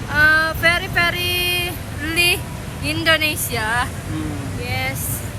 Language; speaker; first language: English; non-native, learner; Indonesian